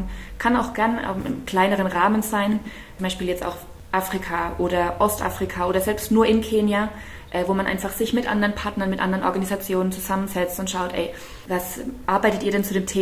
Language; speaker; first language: German; native; German